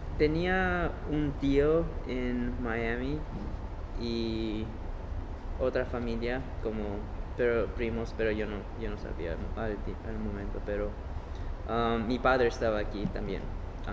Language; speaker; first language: Spanish; early bilingual, heritage; Spanish